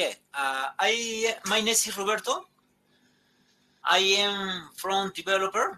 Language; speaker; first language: English; non-native, learner; Spanish